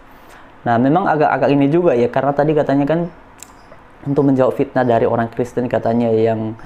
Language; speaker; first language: Indonesian; native; Indonesian